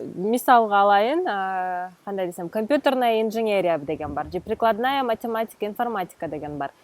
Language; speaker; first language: Russian; non-native, local second language; Kyrgyz